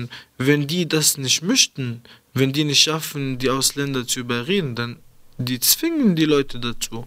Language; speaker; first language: German; early bilingual, other home language; Arabic